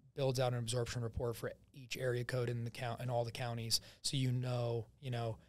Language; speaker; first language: English; native; English